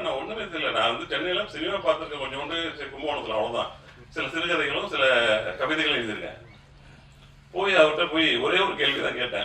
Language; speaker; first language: Tamil; native; Tamil